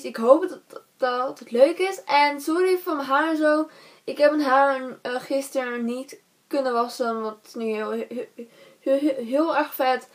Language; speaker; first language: Dutch; native; Dutch